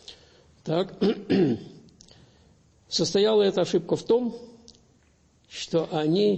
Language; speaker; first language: Russian; native; Russian